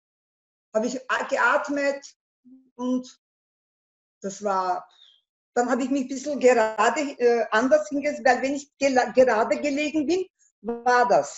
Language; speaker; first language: German; non-native, learner; Turkish